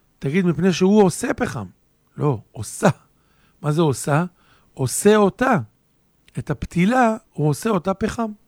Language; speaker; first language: Hebrew; native; Hebrew